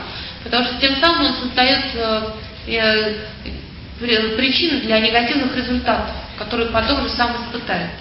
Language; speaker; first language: Russian; native; Russian